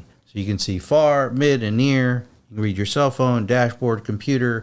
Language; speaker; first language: English; native; English